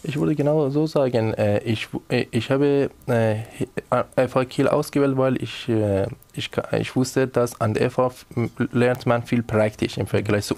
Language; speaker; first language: German; non-native, learner; Persian